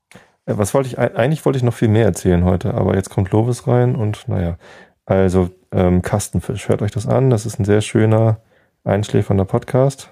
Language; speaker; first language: German; native; German